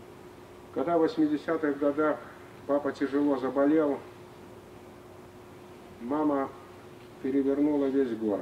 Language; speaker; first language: Russian; native; Russian